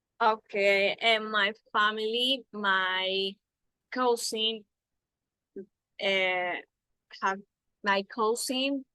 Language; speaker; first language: English; non-native, learner; Spanish